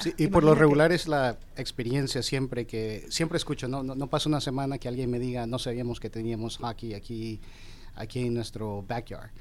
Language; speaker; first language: Spanish; early bilingual, heritage; Spanish